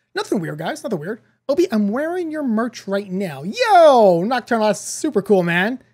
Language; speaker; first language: English; native; English